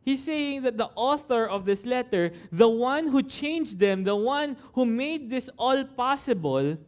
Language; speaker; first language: English; non-native, local second language; Filipino